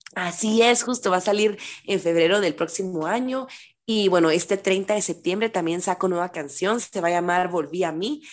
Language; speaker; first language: Spanish; native; Spanish